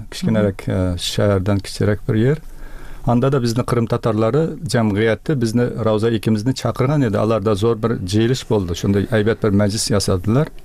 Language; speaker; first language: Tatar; early bilingual, heritage; Tatar